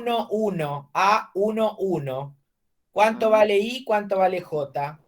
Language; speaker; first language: Spanish; native; Spanish